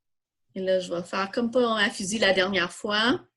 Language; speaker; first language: French; native; French